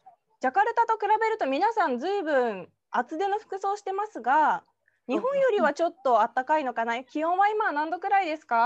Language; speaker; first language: Japanese; native; Japanese